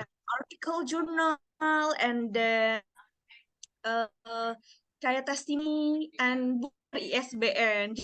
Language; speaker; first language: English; non-native, learner; Indonesian